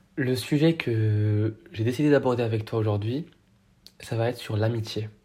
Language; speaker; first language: French; non-native, local second language; Arabic